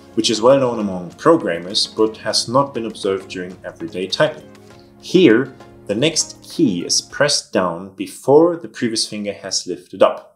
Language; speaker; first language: English; non-native, fluent; German